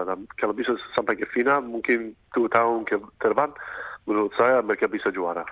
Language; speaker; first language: Indonesian; non-native, fluent; English